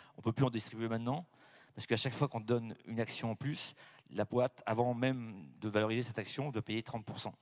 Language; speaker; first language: French; native; French